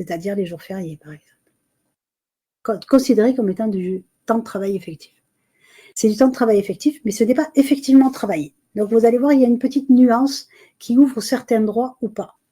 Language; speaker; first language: French; native; French